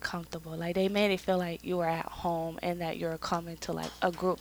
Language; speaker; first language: English; native; English